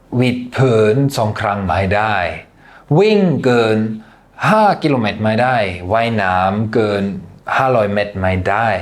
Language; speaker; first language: Thai; non-native, fluent; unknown